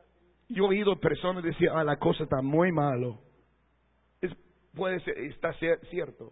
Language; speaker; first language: Spanish; non-native, fluent; English